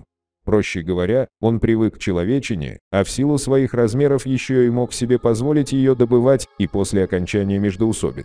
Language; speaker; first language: Russian; native; Russian